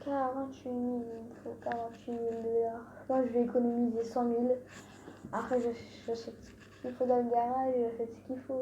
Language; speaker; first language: French; native; French